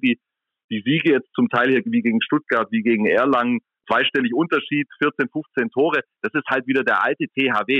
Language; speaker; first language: German; native; German